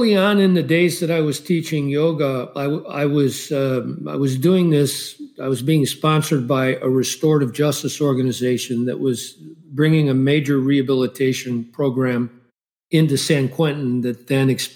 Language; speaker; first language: English; native; English